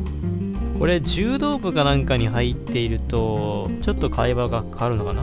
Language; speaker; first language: Japanese; native; Japanese